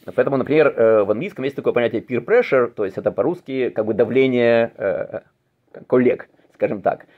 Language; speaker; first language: Russian; native; Russian